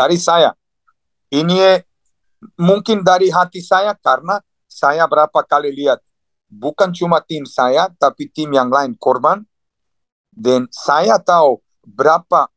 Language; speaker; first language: Indonesian; non-native, fluent; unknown